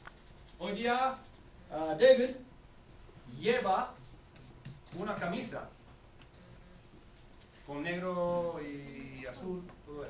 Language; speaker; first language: Spanish; non-native, fluent; English